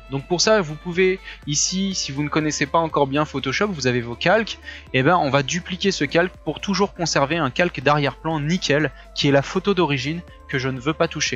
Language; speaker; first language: French; native; French